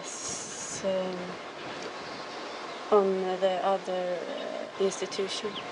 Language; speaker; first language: English; non-native, learner; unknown